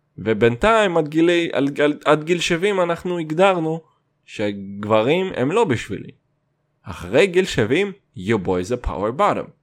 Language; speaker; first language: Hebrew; non-native, fluent; Russian